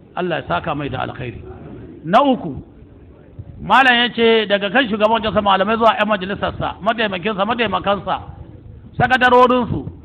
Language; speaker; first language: Hausa; native; Hausa